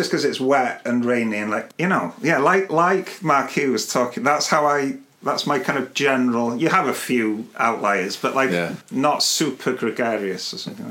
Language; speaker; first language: English; non-native, local second language; Welsh